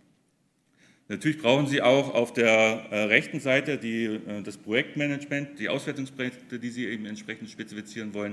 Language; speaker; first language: German; native; German